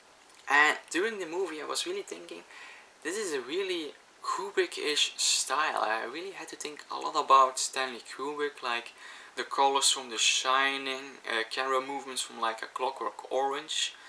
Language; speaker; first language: English; non-native, fluent; Dutch